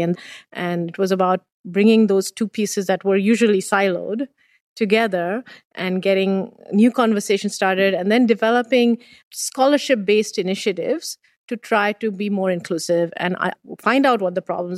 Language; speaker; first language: English; non-native, local second language; Bangla